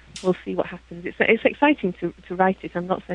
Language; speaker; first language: English; native; English